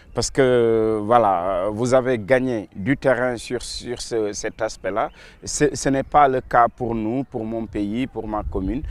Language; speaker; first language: French; non-native, local second language; Wolof